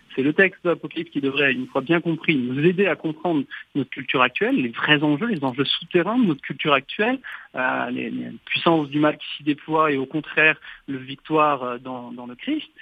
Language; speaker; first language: French; native; French